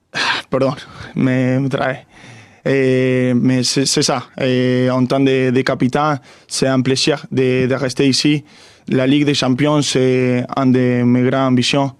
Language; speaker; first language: French; non-native, fluent; Spanish